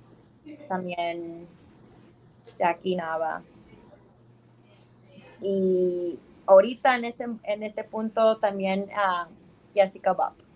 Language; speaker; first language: Spanish; early bilingual, heritage; Spanish